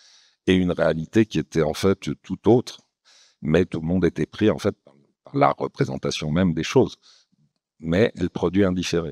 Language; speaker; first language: French; native; French